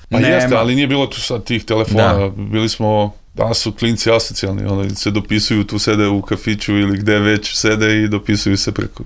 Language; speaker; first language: Serbian; native; Serbian